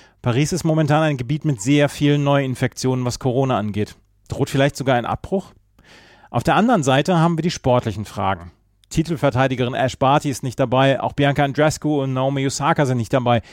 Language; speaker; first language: German; native; German